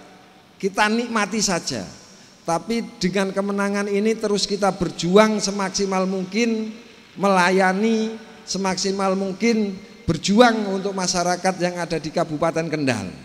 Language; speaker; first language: Indonesian; native; Indonesian